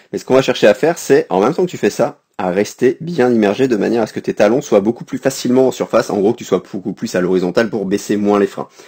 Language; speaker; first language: French; native; French